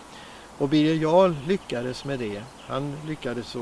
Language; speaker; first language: Swedish; native; Swedish